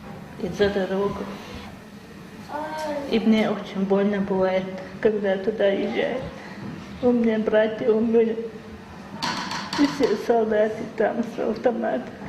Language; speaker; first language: Russian; non-native, local second language; Chechen